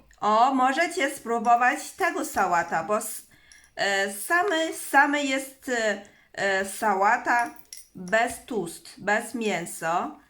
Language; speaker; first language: Polish; non-native, learner; Chinese